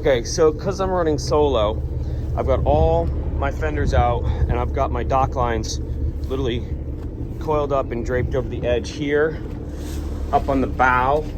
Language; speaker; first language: English; native; English